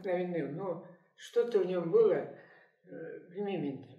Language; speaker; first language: Russian; non-native, local second language; Kazakh